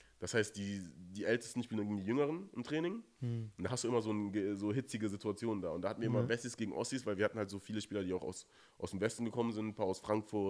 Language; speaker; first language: German; native; German